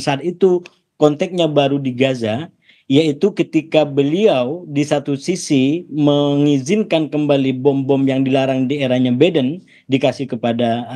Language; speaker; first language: Indonesian; native; Indonesian